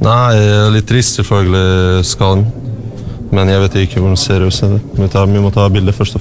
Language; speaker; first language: Norwegian; non-native, learner; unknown